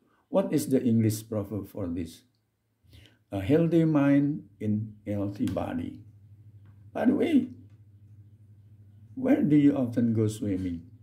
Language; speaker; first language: English; non-native, fluent; Indonesian